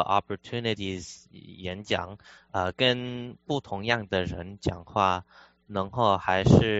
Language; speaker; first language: Chinese; early bilingual, heritage; Chinese